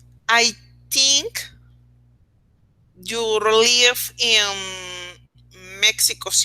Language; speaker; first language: English; non-native, learner; Spanish